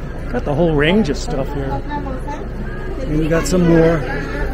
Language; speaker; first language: English; early bilingual, other home language; Spanish